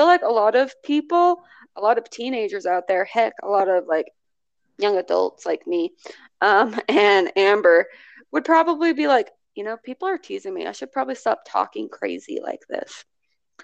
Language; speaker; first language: English; native; English